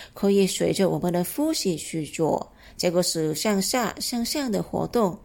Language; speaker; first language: Chinese; non-native, local second language; Cantonese